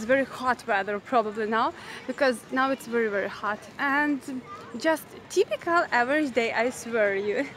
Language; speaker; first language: English; non-native, fluent; Ukrainian